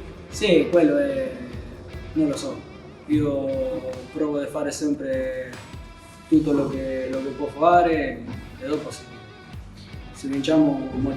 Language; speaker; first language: Italian; non-native, learner; Spanish